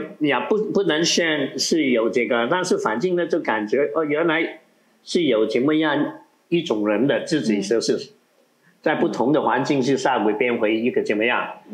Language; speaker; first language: Chinese; non-native, local second language; Cantonese